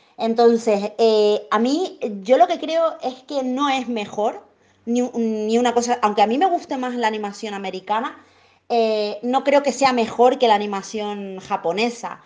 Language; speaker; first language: Spanish; native; Spanish